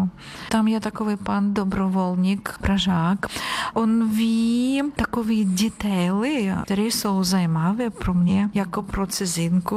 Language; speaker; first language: Czech; non-native, learner; Ukrainian